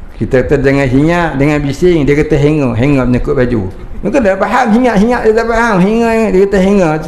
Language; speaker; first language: Malay; native; Malay